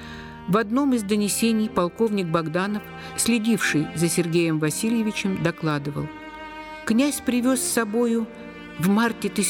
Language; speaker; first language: Russian; native; Russian